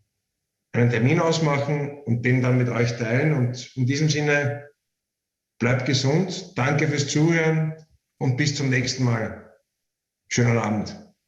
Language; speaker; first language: German; native; German